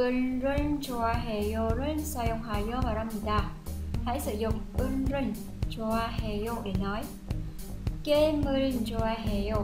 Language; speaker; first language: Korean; non-native, fluent; Vietnamese